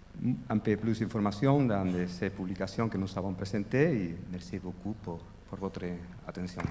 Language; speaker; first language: French; non-native, fluent; Spanish